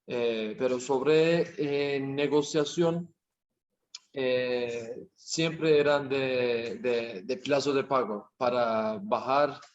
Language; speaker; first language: Spanish; non-native, learner; Turkish